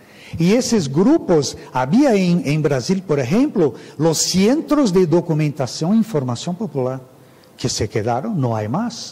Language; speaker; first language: Spanish; non-native, fluent; Portuguese